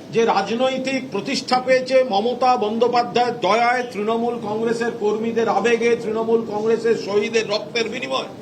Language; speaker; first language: Bangla; native; Bangla